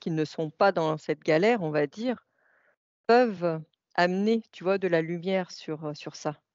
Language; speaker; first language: French; native; French